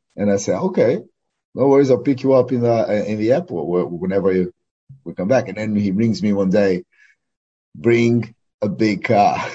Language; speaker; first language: English; non-native, fluent; Portuguese